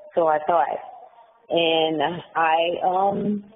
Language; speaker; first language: English; native; English